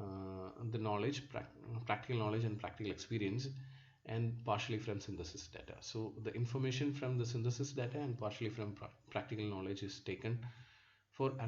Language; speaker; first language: English; non-native, local second language; Malayalam